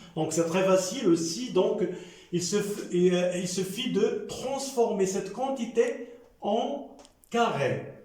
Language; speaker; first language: French; non-native, local second language; Arabic